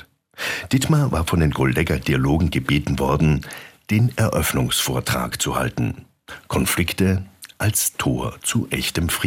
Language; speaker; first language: German; native; German